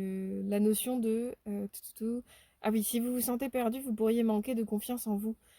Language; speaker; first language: French; native; French